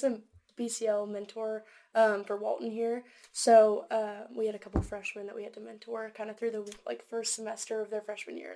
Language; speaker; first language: English; native; English